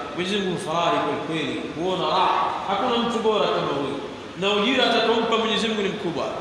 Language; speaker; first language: Swahili; native; Swahili